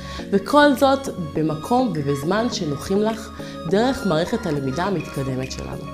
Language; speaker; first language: Hebrew; native; Hebrew